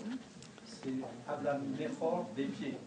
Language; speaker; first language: Spanish; non-native, fluent; French